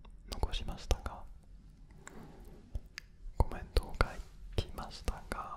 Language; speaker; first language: Japanese; non-native, fluent; French